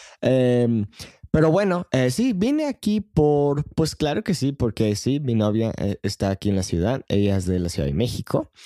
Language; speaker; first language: Spanish; non-native, fluent; English